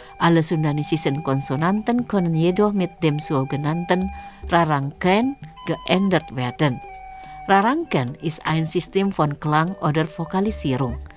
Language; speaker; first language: German; non-native, fluent; Indonesian